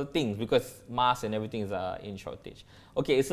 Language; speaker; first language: English; non-native, local second language; Malay